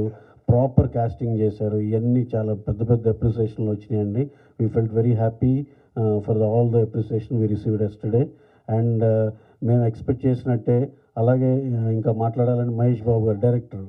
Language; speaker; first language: Telugu; native; Telugu